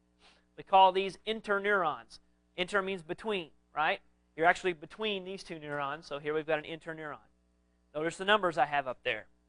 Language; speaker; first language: English; native; English